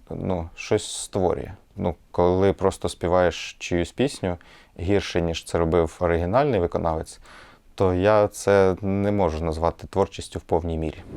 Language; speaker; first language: Ukrainian; native; Ukrainian